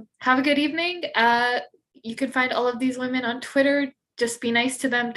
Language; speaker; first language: English; native; English